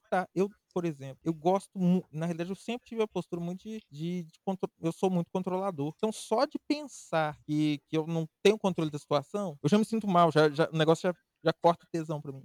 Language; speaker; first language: Portuguese; native; Portuguese